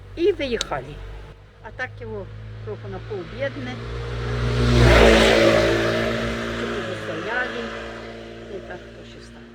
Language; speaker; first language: Polish; early bilingual, heritage; Polish